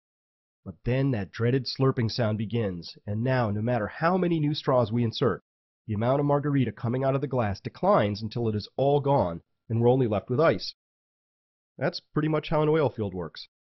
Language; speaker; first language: English; native; English